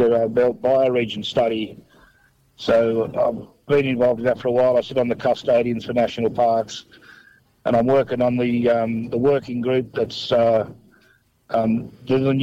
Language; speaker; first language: English; native; English